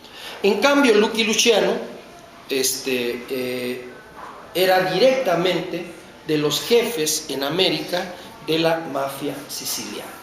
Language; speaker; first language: Spanish; native; Spanish